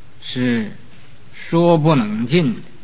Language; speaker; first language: Chinese; native; Chinese